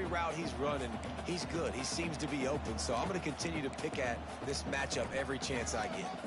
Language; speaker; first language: English; native; English